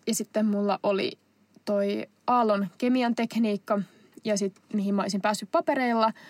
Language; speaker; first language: Finnish; non-native, local second language; Swedish